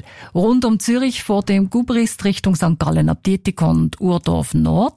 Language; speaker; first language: German; native; German